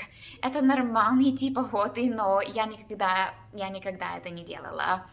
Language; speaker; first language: Russian; non-native, learner; English